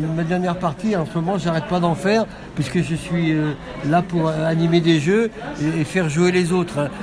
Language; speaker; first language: French; native; French